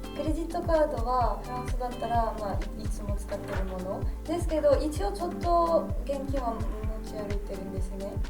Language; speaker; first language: Japanese; non-native, fluent; French